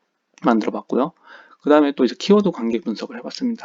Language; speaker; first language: Korean; native; Korean